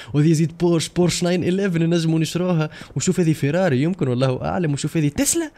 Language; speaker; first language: Arabic; native; Arabic